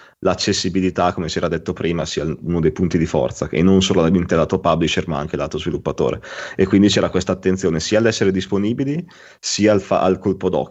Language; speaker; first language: Italian; native; Italian